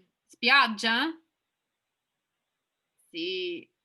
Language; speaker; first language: Italian; non-native, fluent; English